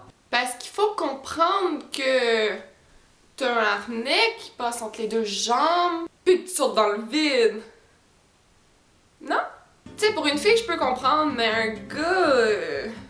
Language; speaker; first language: French; native; French